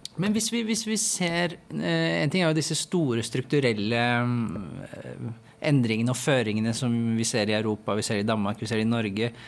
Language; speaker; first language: Norwegian; native; Norwegian